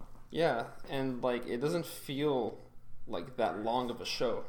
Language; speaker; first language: English; native; English